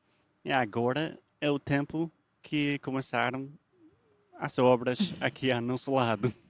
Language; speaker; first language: Portuguese; non-native, fluent; English